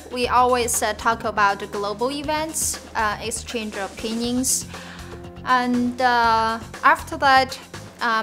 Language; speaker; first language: English; non-native, fluent; Chinese